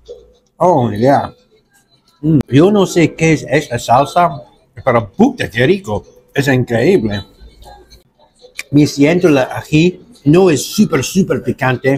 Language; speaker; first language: Spanish; non-native, learner; English